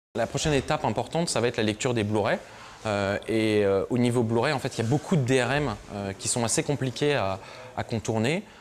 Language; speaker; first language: French; native; French